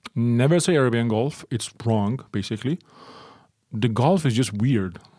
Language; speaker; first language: English; early bilingual, other home language; Persian